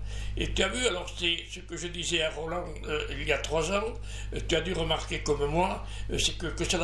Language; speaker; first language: French; native; French